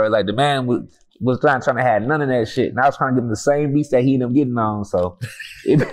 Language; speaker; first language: English; native; English